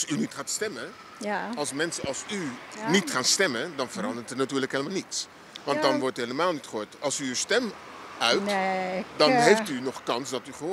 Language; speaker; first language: Dutch; native; Dutch